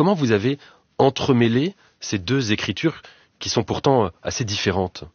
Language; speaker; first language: French; native; French